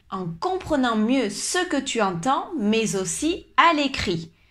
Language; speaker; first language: French; native; French